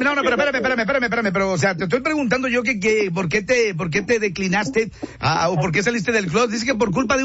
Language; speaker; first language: Spanish; native; Spanish